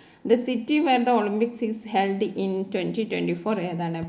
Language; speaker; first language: English; non-native, local second language; Malayalam